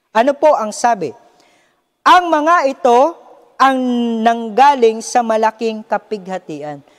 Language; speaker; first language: Filipino; native; Filipino